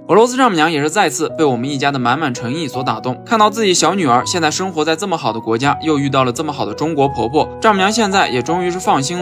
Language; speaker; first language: Chinese; native; Chinese